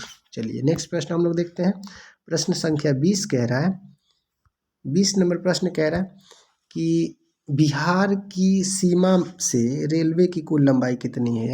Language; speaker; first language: Hindi; non-native, local second language; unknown